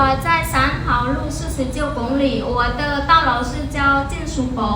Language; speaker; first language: Chinese; non-native, local second language; Khmer